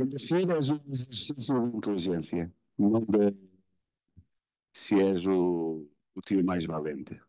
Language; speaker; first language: Spanish; non-native, fluent; Portuguese